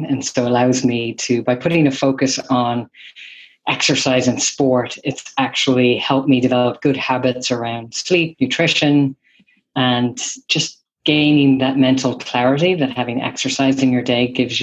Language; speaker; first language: English; native; English